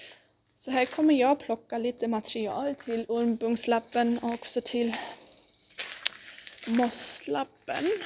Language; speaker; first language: Swedish; non-native, fluent; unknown